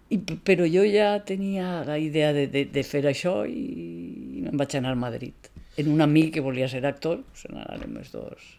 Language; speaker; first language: Catalan; native; Catalan